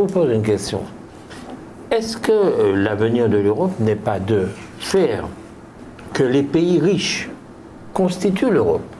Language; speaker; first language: French; native; French